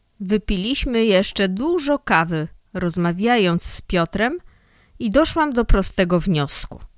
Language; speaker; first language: Polish; non-native, fluent; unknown